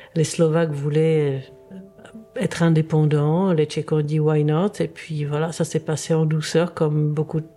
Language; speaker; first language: French; early bilingual, other home language; Czech